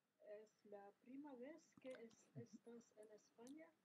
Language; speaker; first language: Spanish; non-native, learner; Russian